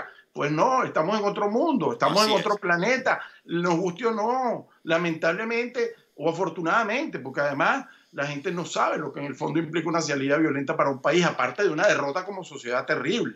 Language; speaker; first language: Spanish; native; Spanish